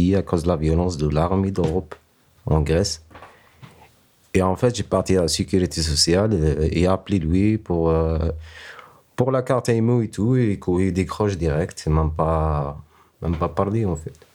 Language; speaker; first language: French; non-native, learner; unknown